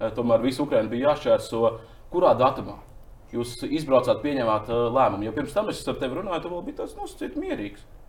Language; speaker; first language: Latvian; native; Latvian